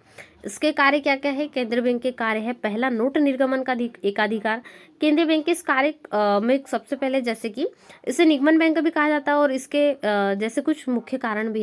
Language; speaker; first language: Hindi; native; Hindi